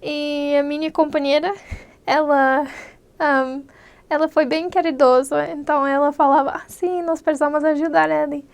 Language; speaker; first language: Portuguese; non-native, fluent; English